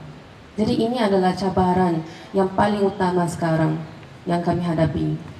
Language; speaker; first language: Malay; non-native, fluent; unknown